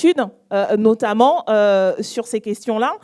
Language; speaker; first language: French; native; French